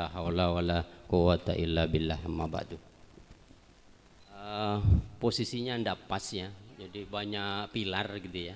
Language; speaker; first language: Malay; non-native, local second language; Javanese